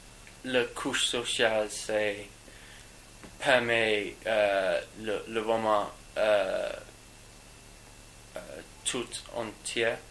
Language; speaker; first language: French; non-native, learner; English